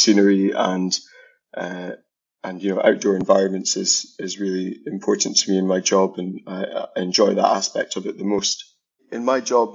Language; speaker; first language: English; native; English